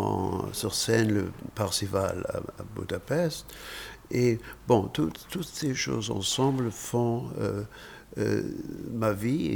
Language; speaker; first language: French; non-native, fluent; German